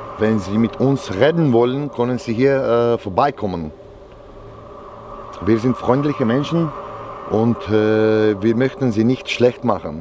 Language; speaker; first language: German; non-native, learner; Slovak